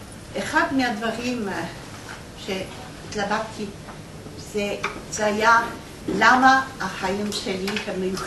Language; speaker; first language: Hebrew; non-native, fluent; Polish